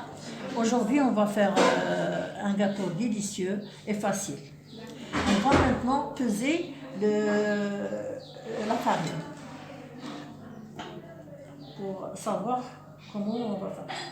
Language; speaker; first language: French; non-native, local second language; Arabic